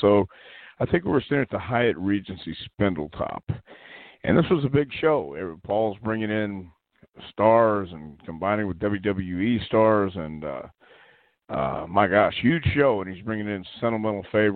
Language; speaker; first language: English; native; English